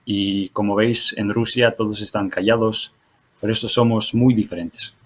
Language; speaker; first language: Spanish; non-native, fluent; Ukrainian